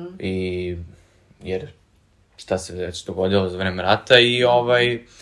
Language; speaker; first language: Serbian; early bilingual, heritage; Serbian